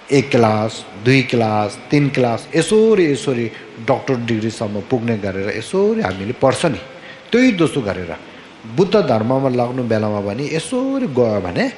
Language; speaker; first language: Nepali; non-native, fluent; Tibetan